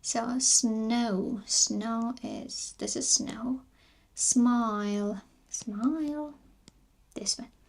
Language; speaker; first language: English; non-native, fluent; Armenian